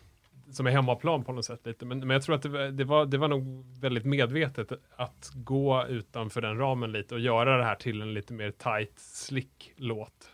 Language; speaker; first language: Swedish; native; Swedish